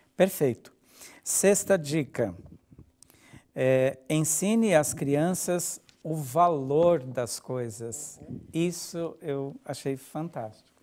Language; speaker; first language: Portuguese; native; Portuguese